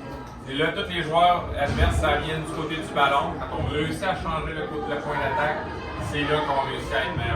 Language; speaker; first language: French; native; French